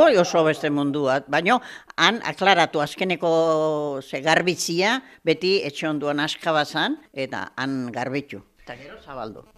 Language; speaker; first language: Basque; native; Basque